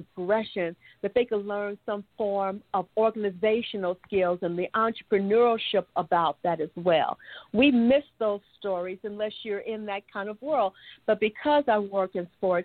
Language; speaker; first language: English; native; English